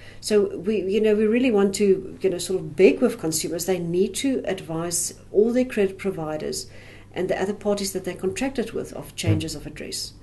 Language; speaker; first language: English; native; English